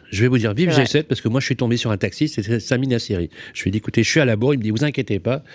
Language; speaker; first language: French; native; French